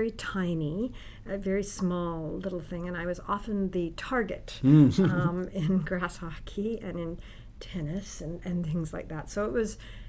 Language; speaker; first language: English; native; English